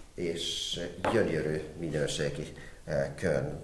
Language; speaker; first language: Hungarian; non-native, fluent; Finnish